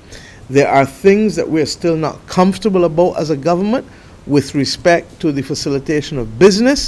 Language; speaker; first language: English; native; English